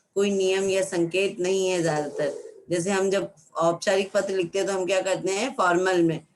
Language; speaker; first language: Hindi; non-native, local second language; Marathi